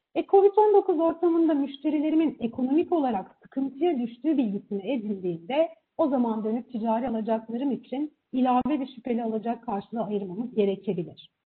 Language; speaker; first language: Turkish; native; Turkish